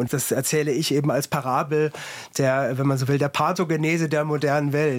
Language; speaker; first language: German; native; German